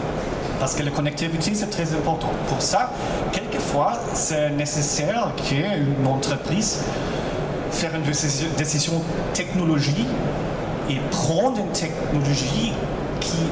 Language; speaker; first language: French; non-native, local second language; German